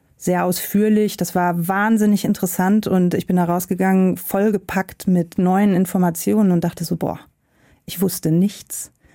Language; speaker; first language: German; native; German